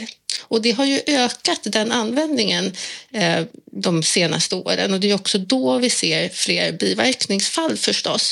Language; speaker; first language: Swedish; native; Swedish